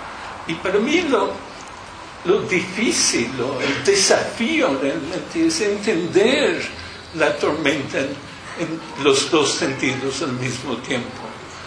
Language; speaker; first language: Spanish; non-native, fluent; English